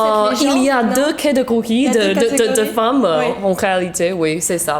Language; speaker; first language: French; non-native, learner; Chinese